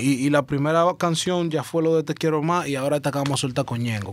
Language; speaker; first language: Spanish; early bilingual, heritage; Spanish